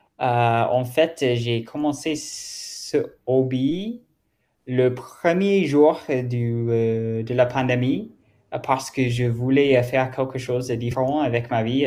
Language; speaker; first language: French; non-native, learner; German